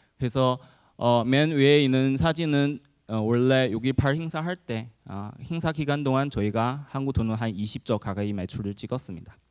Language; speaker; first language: Korean; non-native, fluent; Chinese